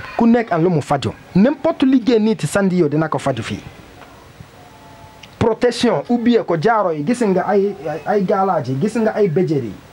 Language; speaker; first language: Wolof; non-native, learner; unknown